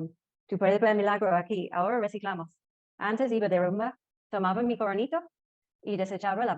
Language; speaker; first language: Spanish; non-native, fluent; English